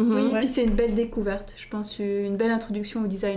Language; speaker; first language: French; native; French